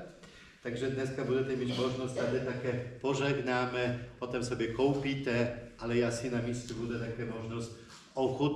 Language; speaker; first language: Czech; non-native, fluent; Polish